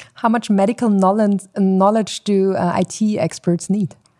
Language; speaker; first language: English; non-native, fluent; German